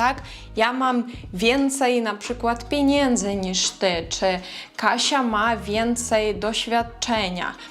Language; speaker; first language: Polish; non-native, fluent; Ukrainian